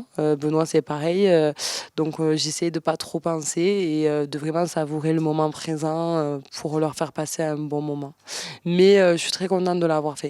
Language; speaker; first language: French; native; French